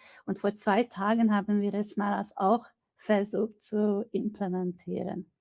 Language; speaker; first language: German; non-native, fluent; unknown